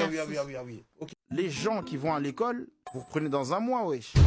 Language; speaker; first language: French; native; French